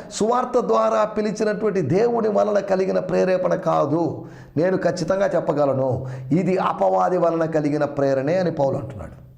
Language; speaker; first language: Telugu; non-native, local second language; Malayalam